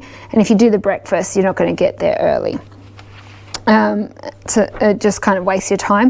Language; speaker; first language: English; native; English